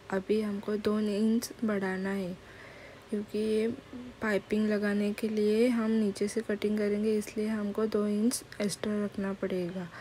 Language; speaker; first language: Hindi; non-native, local second language; Marathi